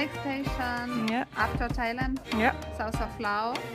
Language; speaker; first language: English; non-native, learner; Thai